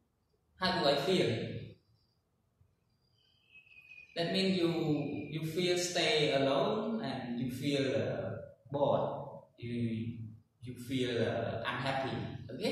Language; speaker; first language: English; non-native, learner; Khmer